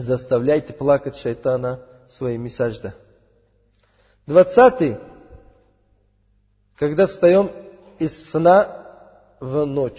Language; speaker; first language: Russian; non-native, learner; Uzbek